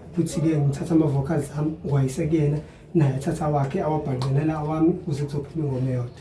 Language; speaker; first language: Zulu; native; Zulu